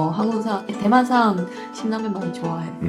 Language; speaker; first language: Korean; non-native, fluent; Chinese